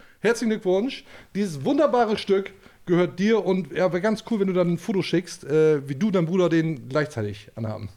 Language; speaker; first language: German; native; German